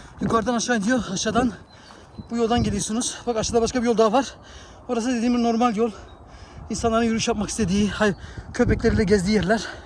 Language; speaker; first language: Turkish; early bilingual, heritage; Turkish